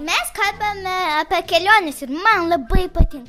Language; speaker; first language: Lithuanian; early bilingual, heritage; Lithuanian